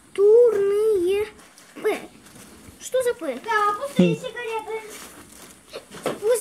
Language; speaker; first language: Russian; native; Russian